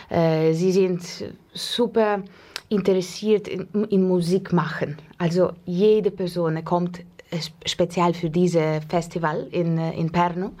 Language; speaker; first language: German; non-native, learner; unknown